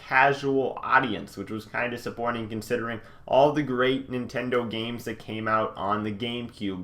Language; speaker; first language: English; native; English